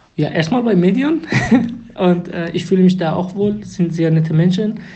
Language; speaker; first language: German; non-native, fluent; Persian